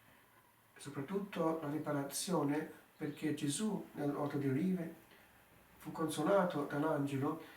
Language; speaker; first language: Italian; non-native, fluent; English